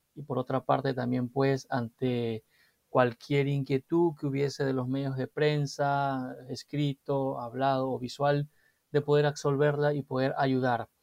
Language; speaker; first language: Spanish; native; Spanish